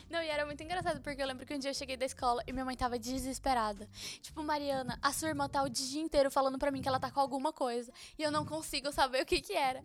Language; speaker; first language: Portuguese; early bilingual, heritage; Portuguese